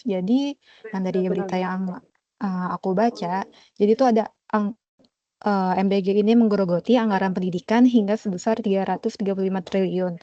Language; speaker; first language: Indonesian; native; Indonesian